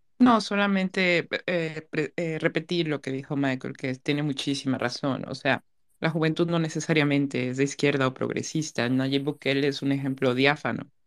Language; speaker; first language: Spanish; native; Spanish